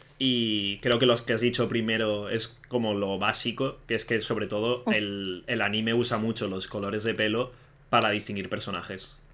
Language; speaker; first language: Spanish; native; Spanish